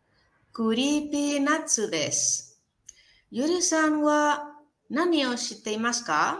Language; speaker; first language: Japanese; non-native, learner; Spanish